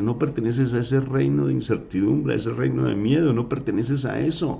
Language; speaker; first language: Spanish; native; Spanish